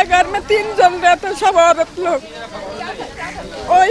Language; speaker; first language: Hindi; non-native, local second language; Bangla